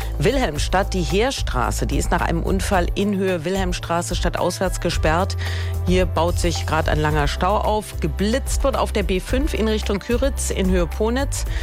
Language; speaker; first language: German; native; German